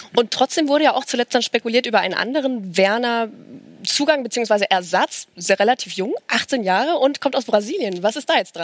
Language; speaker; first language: German; native; German